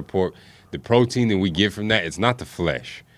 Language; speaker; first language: English; native; English